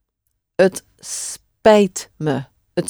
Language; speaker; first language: Dutch; non-native, fluent; English